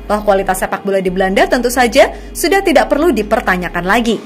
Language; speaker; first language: Indonesian; native; Indonesian